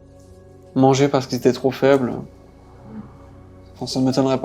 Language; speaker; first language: French; native; French